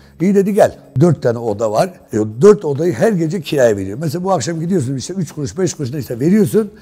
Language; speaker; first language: Turkish; non-native, local second language; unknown